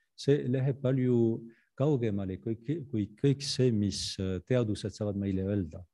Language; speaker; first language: Estonian; non-native, fluent; French